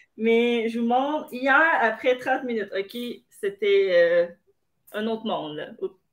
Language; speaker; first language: French; native; French